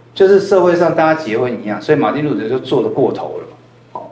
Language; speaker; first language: Chinese; non-native, local second language; Min Nan Chinese